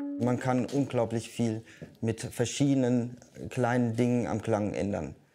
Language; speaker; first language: German; native; German